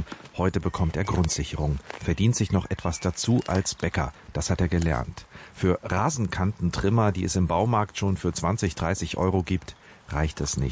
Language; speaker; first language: German; native; German